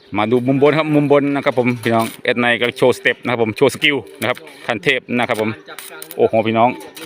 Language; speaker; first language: Thai; non-native, local second language; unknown